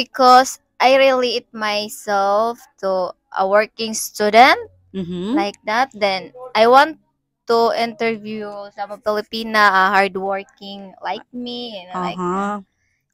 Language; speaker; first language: English; non-native, learner; Cebuano